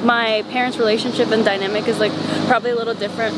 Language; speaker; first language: English; early bilingual, other home language; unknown